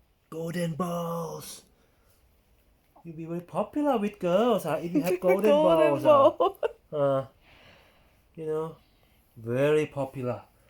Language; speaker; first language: English; non-native, fluent; Thai